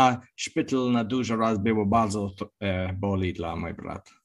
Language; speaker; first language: Polish; non-native, learner; English